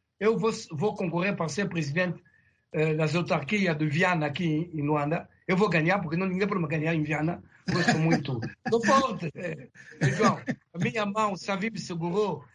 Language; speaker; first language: Portuguese; non-native, fluent; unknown